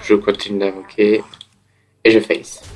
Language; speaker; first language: French; native; French